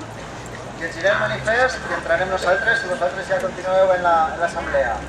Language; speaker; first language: Catalan; native; Catalan